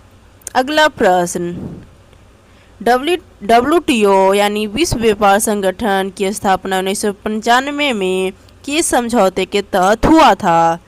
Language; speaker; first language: Hindi; native; Hindi